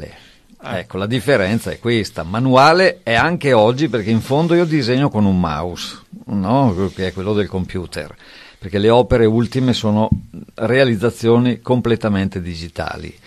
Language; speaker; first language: Italian; native; Italian